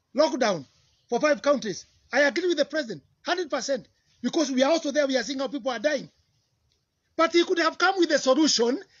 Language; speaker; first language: English; non-native, local second language; Kikuyu